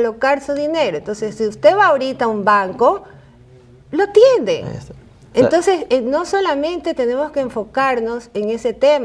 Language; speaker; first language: Spanish; native; Spanish